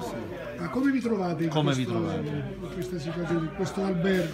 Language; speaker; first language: Italian; native; Italian